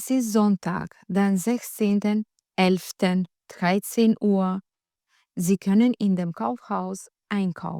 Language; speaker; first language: German; non-native, fluent; Albanian